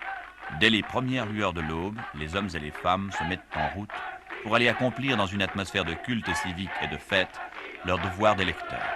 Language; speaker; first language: French; native; French